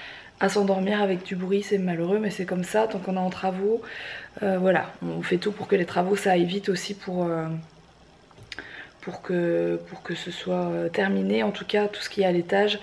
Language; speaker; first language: French; native; French